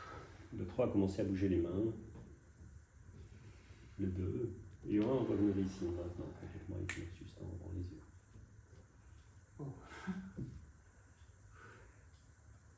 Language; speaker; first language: French; native; French